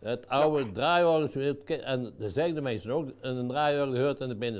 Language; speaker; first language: Dutch; native; Dutch